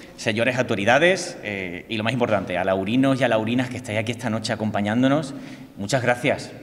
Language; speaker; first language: Spanish; native; Spanish